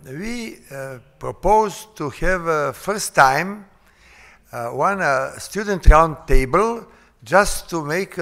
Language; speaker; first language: English; non-native, fluent; Serbian